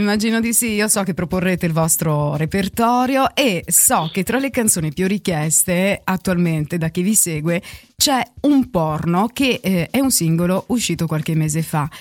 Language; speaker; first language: Italian; native; Italian